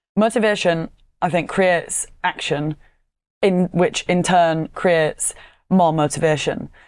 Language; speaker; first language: English; native; English